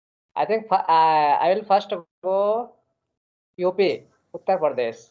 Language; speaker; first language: English; non-native, learner; Hindi